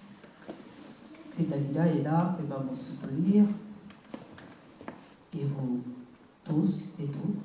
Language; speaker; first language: French; non-native, local second language; Kinyarwanda